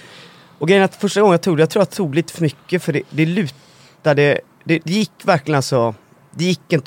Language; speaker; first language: Swedish; native; Swedish